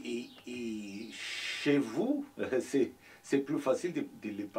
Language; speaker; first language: French; non-native, learner; Portuguese